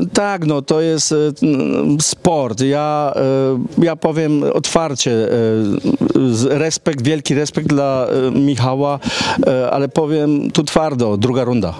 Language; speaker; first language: Polish; early bilingual, heritage; Polish